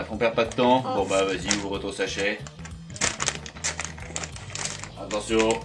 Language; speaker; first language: French; native; French